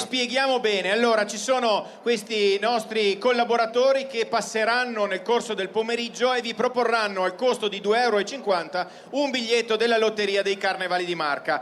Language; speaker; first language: Italian; native; Italian